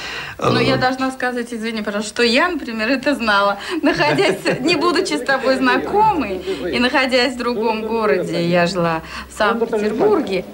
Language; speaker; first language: Russian; native; Russian